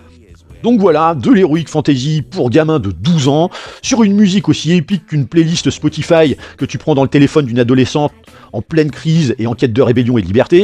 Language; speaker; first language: French; native; French